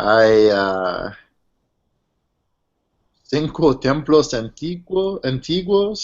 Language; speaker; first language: Spanish; non-native, learner; English